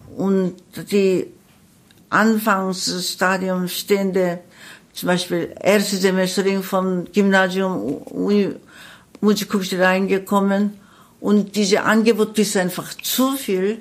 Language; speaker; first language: German; non-native, learner; Korean